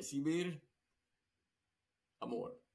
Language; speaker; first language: Spanish; non-native, learner; English